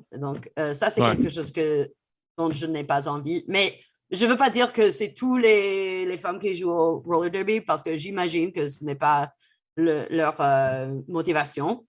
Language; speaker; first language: French; non-native, fluent; English